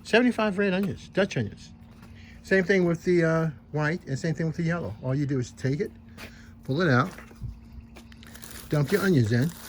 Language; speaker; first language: English; native; English